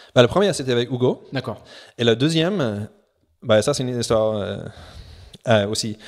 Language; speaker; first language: French; non-native, fluent; English